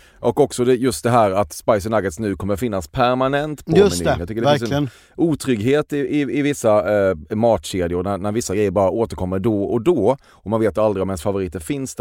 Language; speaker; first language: Swedish; native; Swedish